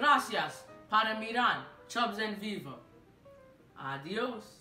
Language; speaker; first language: Spanish; non-native, learner; English